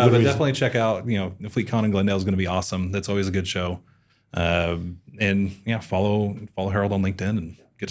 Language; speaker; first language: English; native; English